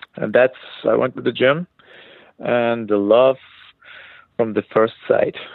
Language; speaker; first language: English; non-native, fluent; Hebrew